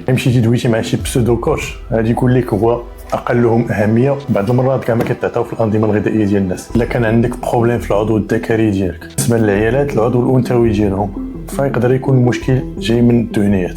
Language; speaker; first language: Arabic; native; Arabic